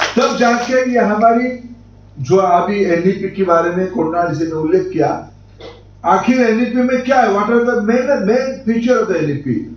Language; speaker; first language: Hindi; non-native, local second language; Odia